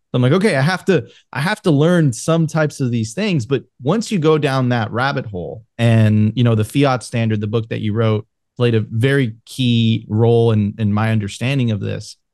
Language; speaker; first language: English; non-native, fluent; Spanish